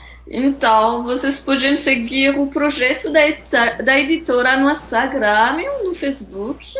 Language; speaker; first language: Portuguese; non-native, fluent; French